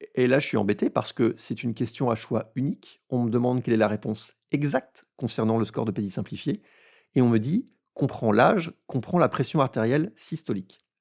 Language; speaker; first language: French; native; French